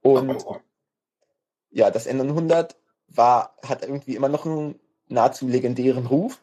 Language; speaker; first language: German; native; German